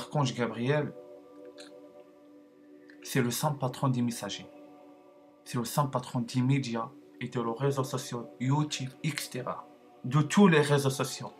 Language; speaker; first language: French; non-native, learner; Arabic